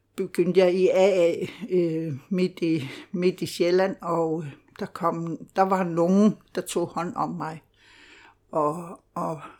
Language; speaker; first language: Danish; non-native, local second language; Kalaallisut